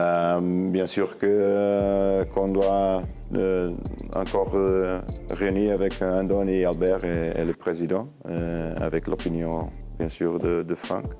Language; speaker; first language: French; non-native, learner; Portuguese